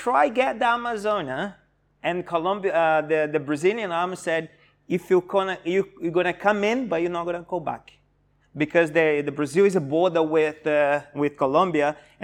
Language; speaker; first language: English; non-native, fluent; Portuguese